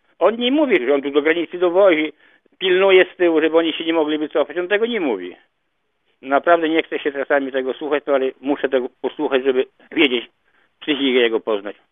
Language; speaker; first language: Polish; native; Polish